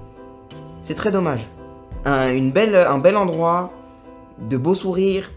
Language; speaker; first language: French; native; French